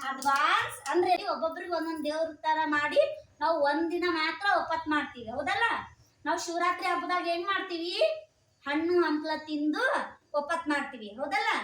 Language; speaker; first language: Kannada; native; Kannada